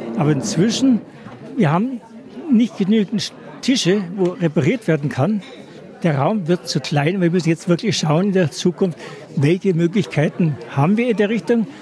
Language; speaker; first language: German; native; German